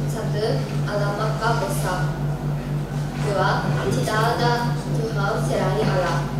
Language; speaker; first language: Indonesian; non-native, learner; Japanese